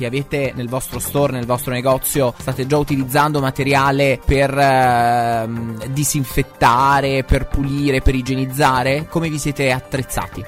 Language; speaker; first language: Italian; native; Italian